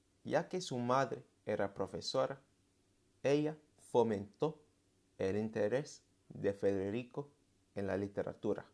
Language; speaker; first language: Spanish; non-native, fluent; English